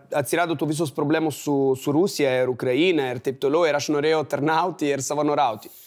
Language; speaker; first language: Lithuanian; non-native, fluent; Italian